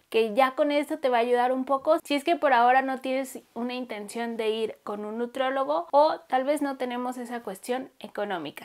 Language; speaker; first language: Spanish; native; Spanish